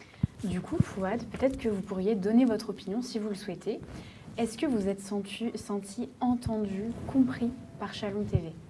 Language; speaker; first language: French; native; French